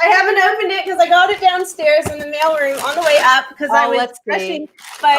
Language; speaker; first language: English; native; English